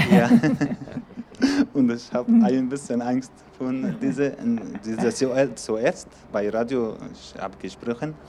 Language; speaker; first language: German; non-native, learner; Arabic